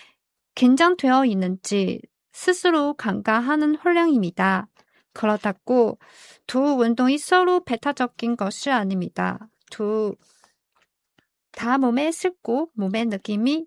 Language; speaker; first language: Korean; non-native, fluent; Chinese